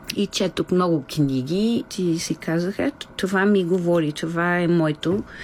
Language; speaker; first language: Bulgarian; non-native, fluent; English